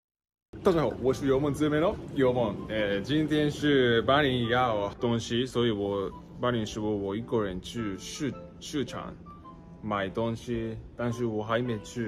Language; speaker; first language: Chinese; non-native, learner; Japanese